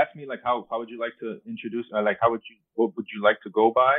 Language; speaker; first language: English; early bilingual, other home language; Spanish